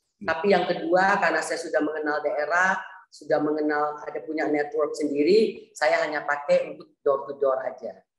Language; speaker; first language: Indonesian; native; Indonesian